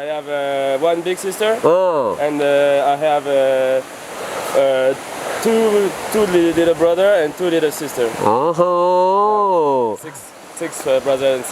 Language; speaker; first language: English; non-native, fluent; French